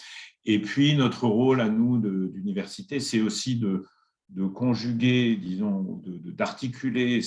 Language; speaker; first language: French; native; French